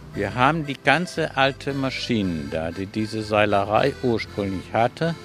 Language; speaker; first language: German; non-native, fluent; Spanish